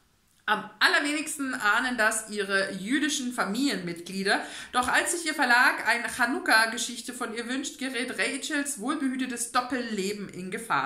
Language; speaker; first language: German; native; German